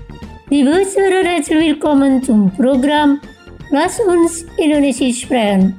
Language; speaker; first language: German; non-native, fluent; Indonesian